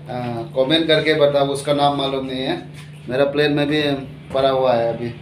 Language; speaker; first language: Hindi; non-native, local second language; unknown